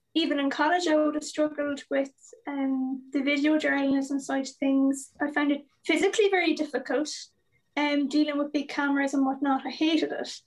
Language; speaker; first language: English; native; English